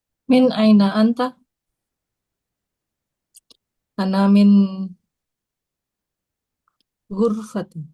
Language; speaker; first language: Arabic; non-native, learner; Indonesian